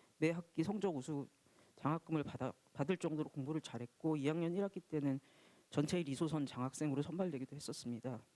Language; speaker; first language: Korean; native; Korean